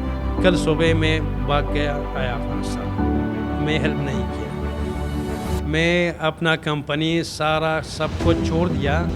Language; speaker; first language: Hindi; non-native, fluent; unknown